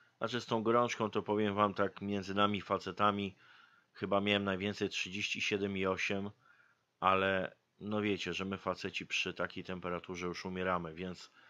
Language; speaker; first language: Polish; native; Polish